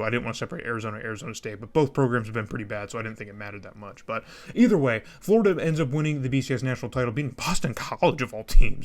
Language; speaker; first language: English; native; English